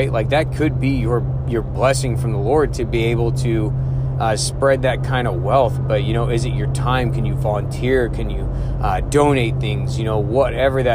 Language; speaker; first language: English; native; English